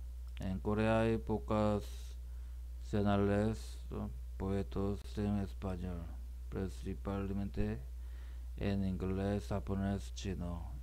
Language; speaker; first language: Spanish; non-native, learner; Korean